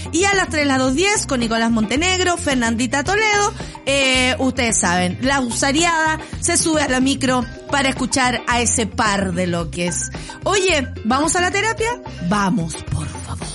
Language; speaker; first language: Spanish; native; Spanish